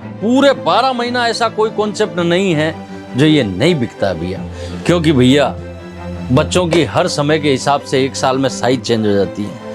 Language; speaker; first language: Hindi; native; Hindi